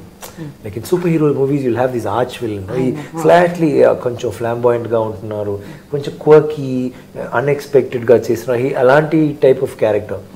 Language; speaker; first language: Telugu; non-native, learner; Tamil